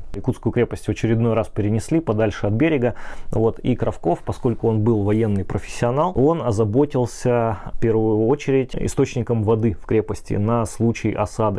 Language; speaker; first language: Russian; native; Russian